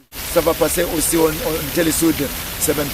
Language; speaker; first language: French; non-native, learner; English